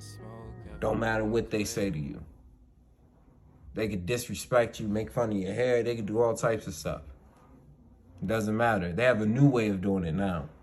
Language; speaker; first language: English; native; English